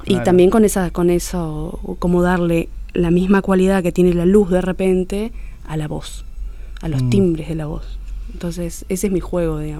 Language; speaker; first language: Spanish; native; Spanish